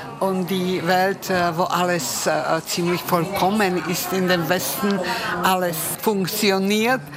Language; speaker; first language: German; non-native, fluent; Czech